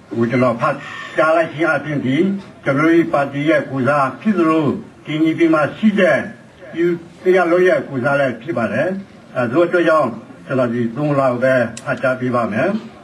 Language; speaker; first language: Burmese; non-native, local second language; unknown